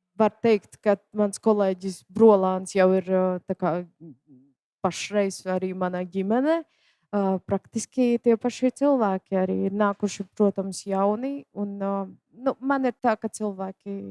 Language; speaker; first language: Latvian; native; Latvian